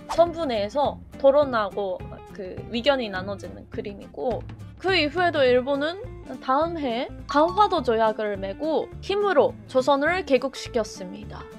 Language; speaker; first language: Korean; non-native, fluent; Japanese